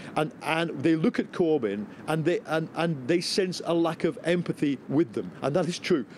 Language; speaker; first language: English; native; English